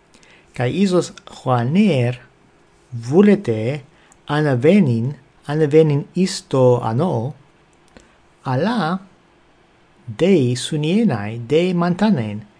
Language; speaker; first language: Greek; non-native, fluent; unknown